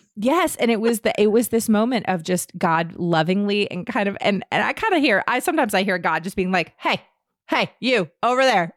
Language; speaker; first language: English; native; English